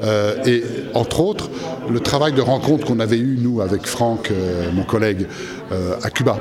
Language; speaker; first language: French; native; French